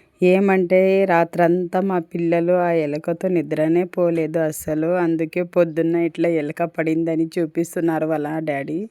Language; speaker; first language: Telugu; non-native, local second language; Urdu